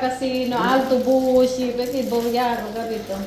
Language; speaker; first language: Italian; non-native, learner; Filipino